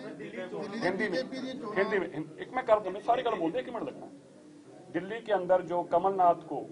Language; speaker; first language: Hindi; non-native, local second language; Punjabi